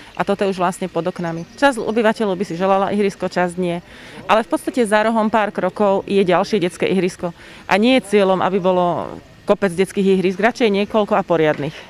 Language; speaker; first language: Slovak; native; Slovak